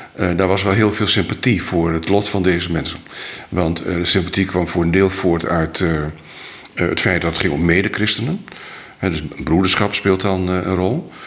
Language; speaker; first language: Dutch; native; Dutch